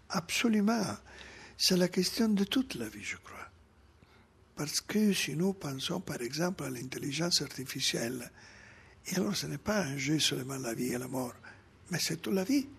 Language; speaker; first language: French; non-native, fluent; Italian